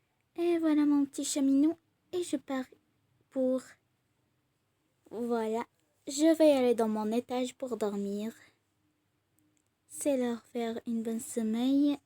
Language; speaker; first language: French; non-native, learner; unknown